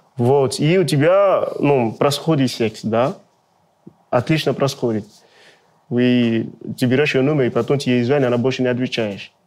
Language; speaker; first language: Russian; non-native, fluent; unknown